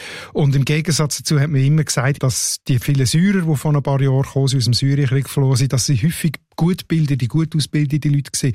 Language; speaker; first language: German; native; German